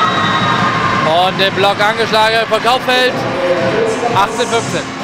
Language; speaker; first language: German; native; German